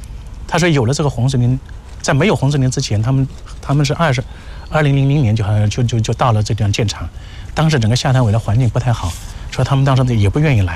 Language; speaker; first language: Chinese; native; Chinese